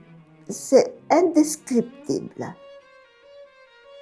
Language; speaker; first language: French; non-native, fluent; Bulgarian